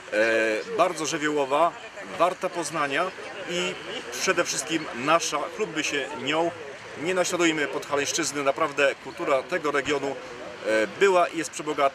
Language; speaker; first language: Polish; native; Polish